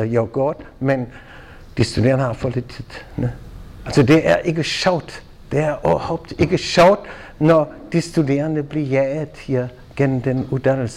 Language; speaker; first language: Danish; non-native, fluent; German